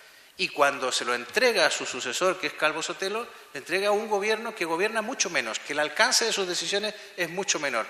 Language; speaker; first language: Spanish; native; Spanish